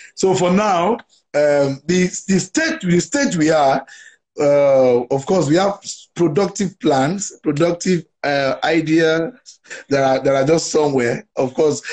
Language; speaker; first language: English; non-native, local second language; Yoruba